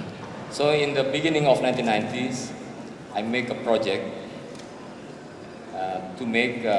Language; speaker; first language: English; non-native, learner; Indonesian